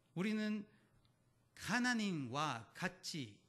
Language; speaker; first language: Korean; non-native, learner; Spanish